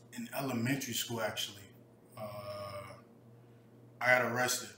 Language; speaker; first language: English; native; English